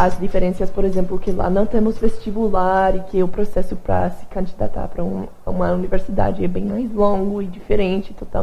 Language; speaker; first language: Portuguese; non-native, fluent; English